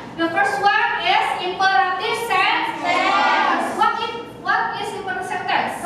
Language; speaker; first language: English; non-native, local second language; Indonesian